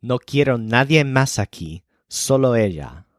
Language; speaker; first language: Spanish; non-native, fluent; English